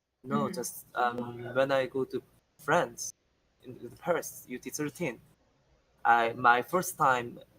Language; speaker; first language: English; non-native, learner; Korean